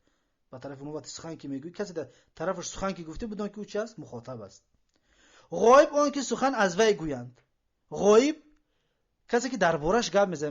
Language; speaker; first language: Persian; native; Persian